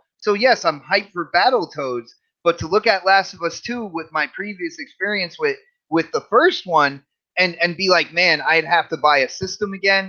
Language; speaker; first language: English; native; English